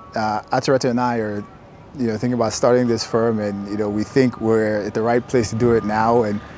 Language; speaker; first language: English; native; English